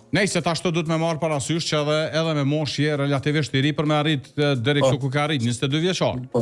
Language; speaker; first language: Albanian; native; Albanian